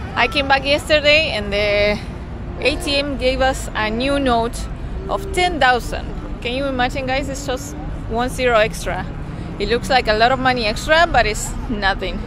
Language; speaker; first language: English; non-native, fluent; Spanish